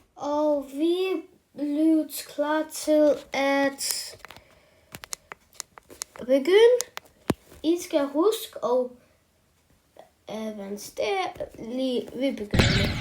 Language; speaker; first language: Danish; early bilingual, other home language; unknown